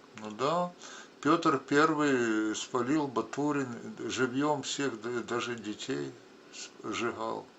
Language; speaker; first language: Russian; non-native, local second language; Ukrainian